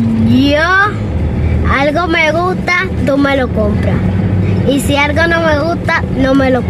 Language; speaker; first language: Spanish; early bilingual, other home language; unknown